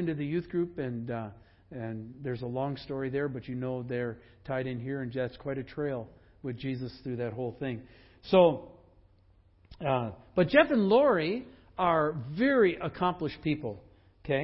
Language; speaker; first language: English; native; English